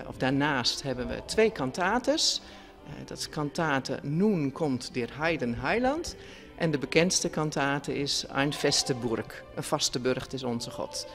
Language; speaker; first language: Dutch; native; Dutch